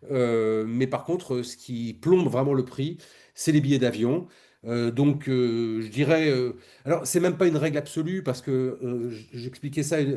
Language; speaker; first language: French; native; French